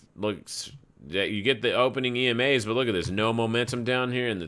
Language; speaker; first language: English; native; English